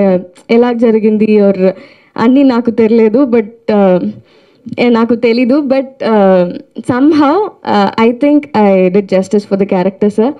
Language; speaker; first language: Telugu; non-native, learner; Tamil